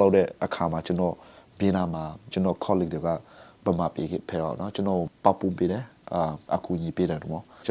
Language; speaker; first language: Burmese; non-native, local second language; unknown